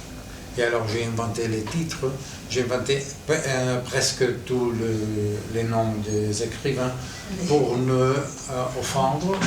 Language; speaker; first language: French; non-native, fluent; Catalan